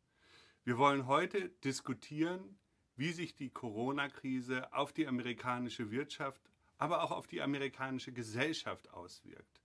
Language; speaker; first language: German; native; German